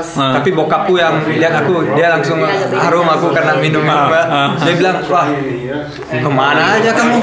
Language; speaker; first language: Indonesian; early bilingual, heritage; German